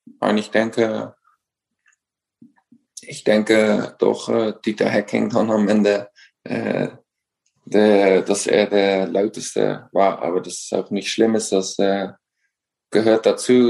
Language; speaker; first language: German; non-native, fluent; Dutch